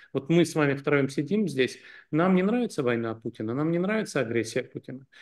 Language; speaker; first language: Russian; native; Russian